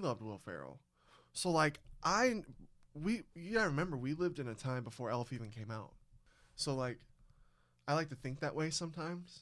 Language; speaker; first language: English; native; English